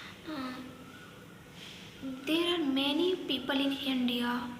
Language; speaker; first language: English; non-native, learner; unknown